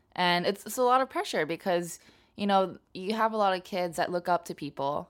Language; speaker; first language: English; native; English